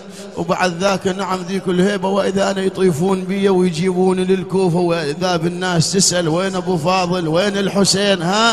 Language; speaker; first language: Arabic; native; Arabic